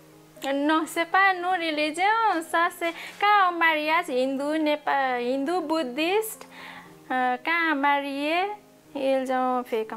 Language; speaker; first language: French; non-native, learner; Nepali